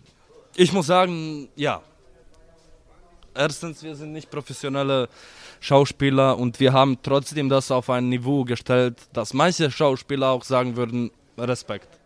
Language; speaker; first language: German; non-native, local second language; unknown